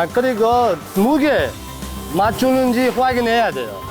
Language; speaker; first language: Korean; non-native, learner; Uzbek